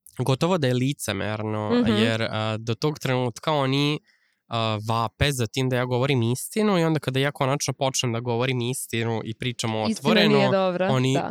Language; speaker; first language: Serbian; native; Serbian